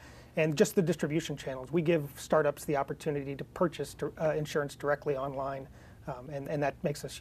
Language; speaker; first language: English; native; English